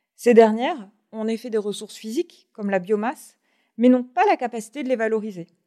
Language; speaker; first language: French; native; French